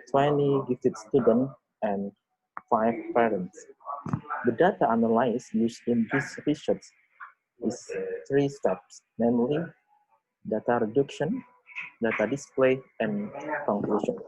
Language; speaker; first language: English; non-native, learner; Indonesian